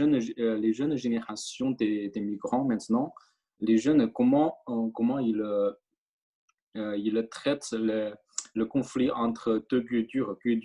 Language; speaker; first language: French; non-native, fluent; Chinese